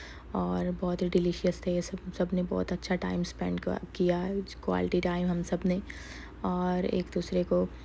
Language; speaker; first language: Urdu; native; Urdu